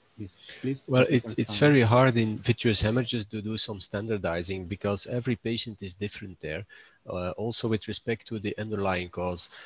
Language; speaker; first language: English; non-native, fluent; Dutch